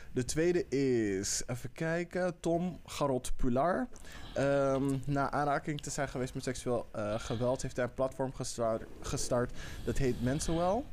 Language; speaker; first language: Dutch; native; Dutch